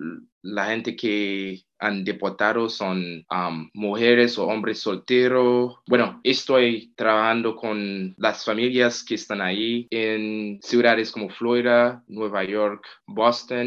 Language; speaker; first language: Spanish; non-native, fluent; Haitian Creole